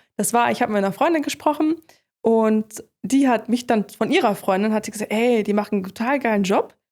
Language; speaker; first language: German; native; German